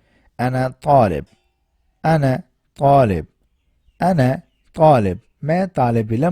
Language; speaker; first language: Arabic; non-native, fluent; Urdu